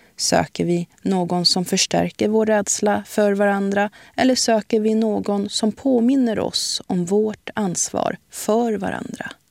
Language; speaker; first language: Swedish; early bilingual, other home language; Arabic